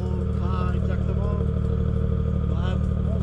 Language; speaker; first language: French; non-native, fluent; Dutch